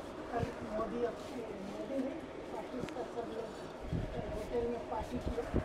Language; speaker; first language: Hindi; native; Hindi